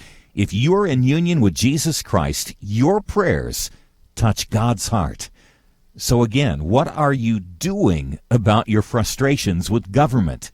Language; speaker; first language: English; native; English